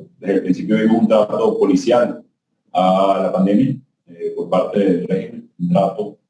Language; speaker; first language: Spanish; native; Spanish